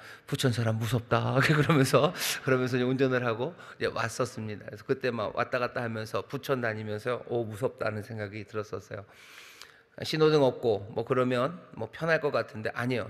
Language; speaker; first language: Korean; native; Korean